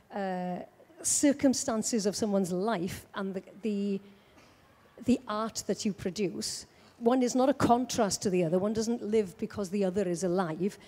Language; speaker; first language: English; native; English